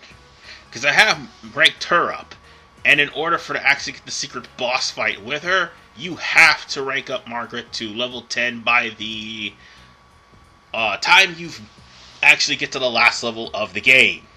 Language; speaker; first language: English; native; English